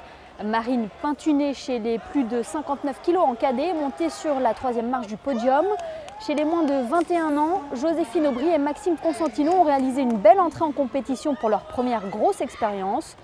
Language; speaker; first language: French; native; French